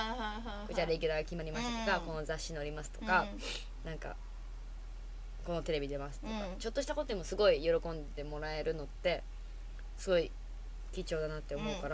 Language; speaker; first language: Japanese; native; Japanese